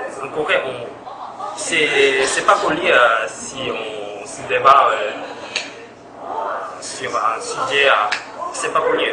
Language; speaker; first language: French; non-native, fluent; Korean